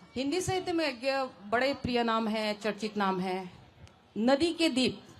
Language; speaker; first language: Hindi; non-native, local second language; Assamese